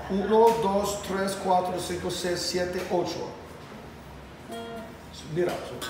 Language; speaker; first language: Spanish; non-native, learner; English